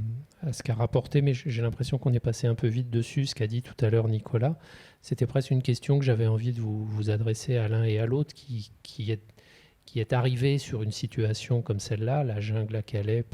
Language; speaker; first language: French; native; French